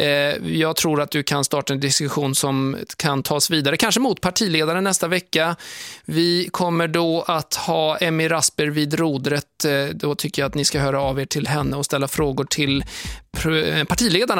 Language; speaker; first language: Swedish; native; Swedish